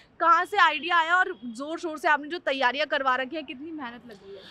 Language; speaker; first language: Hindi; native; Hindi